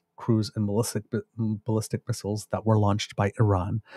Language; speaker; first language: English; native; English